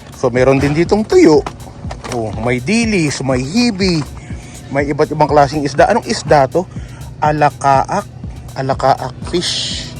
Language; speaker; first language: Filipino; non-native, local second language; Pampanga